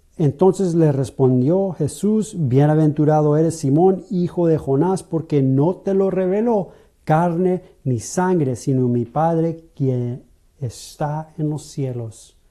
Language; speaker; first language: Spanish; non-native, fluent; English